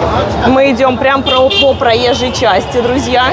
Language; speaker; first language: Russian; native; Russian